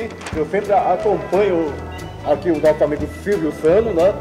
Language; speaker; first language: Portuguese; native; Portuguese